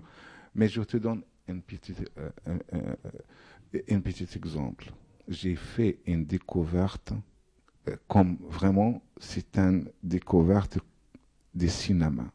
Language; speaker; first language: French; non-native, fluent; Arabic